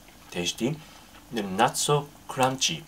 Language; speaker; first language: English; non-native, fluent; Japanese